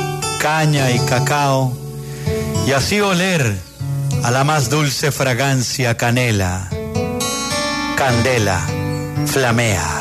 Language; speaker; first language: Spanish; native; Spanish